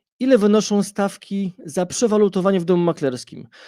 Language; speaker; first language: Polish; native; Polish